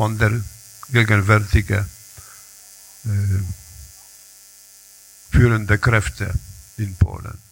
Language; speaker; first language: German; non-native, learner; Polish